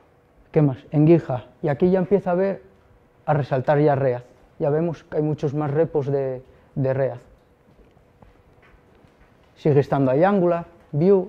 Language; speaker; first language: Spanish; native; Spanish